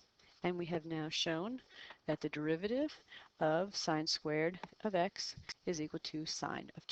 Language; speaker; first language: English; native; English